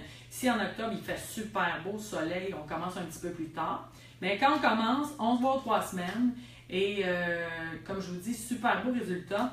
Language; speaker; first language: French; native; French